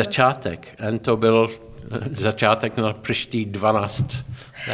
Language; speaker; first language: Czech; non-native, learner; English